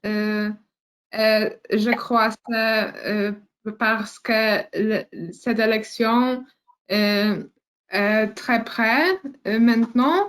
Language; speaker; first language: French; non-native, learner; Polish